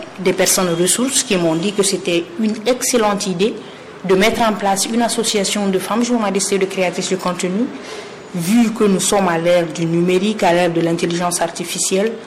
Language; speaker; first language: French; non-native, local second language; Mandingo